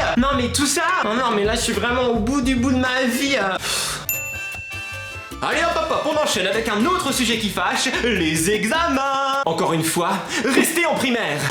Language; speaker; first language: French; native; French